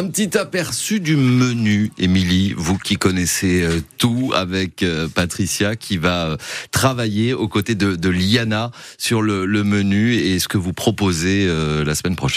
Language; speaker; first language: French; native; French